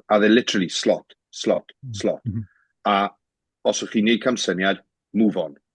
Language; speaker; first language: Welsh; native; Welsh